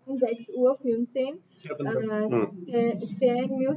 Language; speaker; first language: German; non-native, learner; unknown